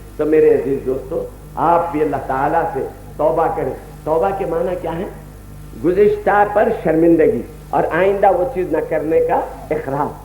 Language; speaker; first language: Urdu; native; Urdu